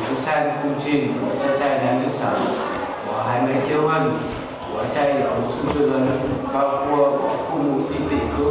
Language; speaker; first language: Chinese; non-native, learner; Vietnamese